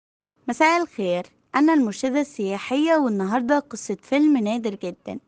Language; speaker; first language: Arabic; native; Arabic